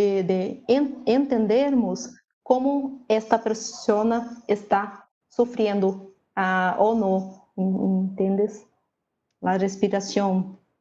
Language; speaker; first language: Spanish; non-native, learner; Portuguese